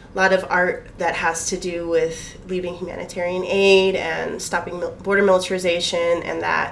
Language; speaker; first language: English; native; English